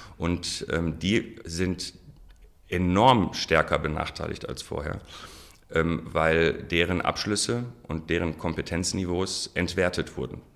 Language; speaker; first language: German; non-native, local second language; Arabic